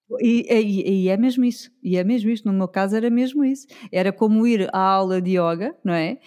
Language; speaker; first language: Portuguese; native; Portuguese